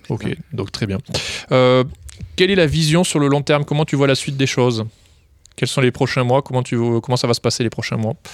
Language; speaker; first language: French; native; French